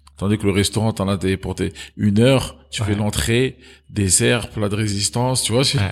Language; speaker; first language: French; early bilingual, other home language; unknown